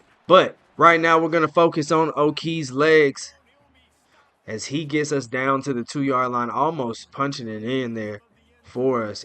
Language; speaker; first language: English; native; English